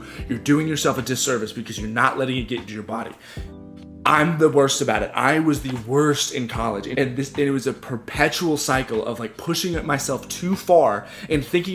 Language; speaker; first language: English; native; English